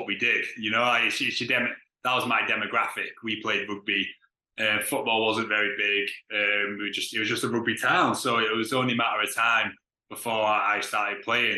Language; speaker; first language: English; native; English